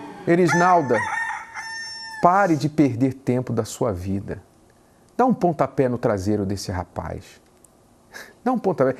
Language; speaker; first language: Portuguese; native; Portuguese